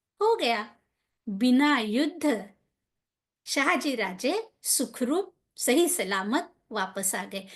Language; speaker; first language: Hindi; non-native, local second language; Marathi